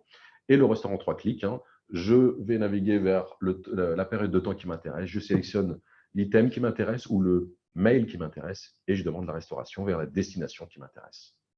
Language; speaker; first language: French; native; French